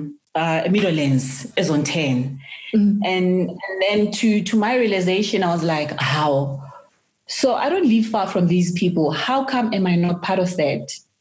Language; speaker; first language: English; non-native, local second language; Zulu